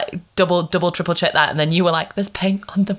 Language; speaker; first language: English; native; English